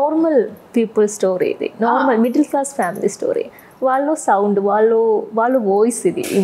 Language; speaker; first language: Telugu; non-native, learner; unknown